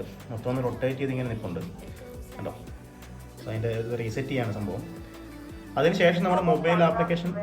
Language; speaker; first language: Malayalam; native; Malayalam